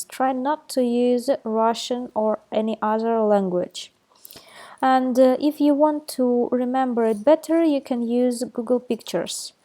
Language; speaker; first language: English; non-native, fluent; Russian